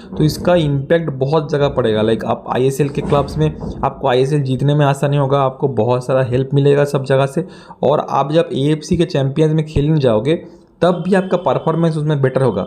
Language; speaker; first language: Hindi; native; Hindi